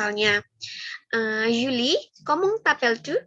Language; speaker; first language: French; non-native, fluent; Indonesian